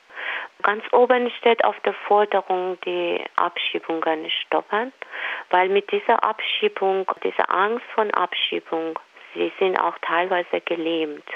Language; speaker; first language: German; non-native, fluent; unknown